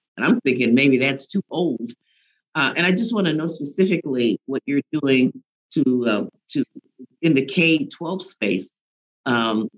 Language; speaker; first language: English; native; English